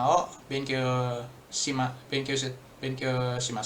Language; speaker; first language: Japanese; non-native, learner; Indonesian